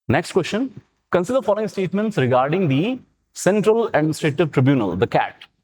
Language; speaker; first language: English; non-native, local second language; Punjabi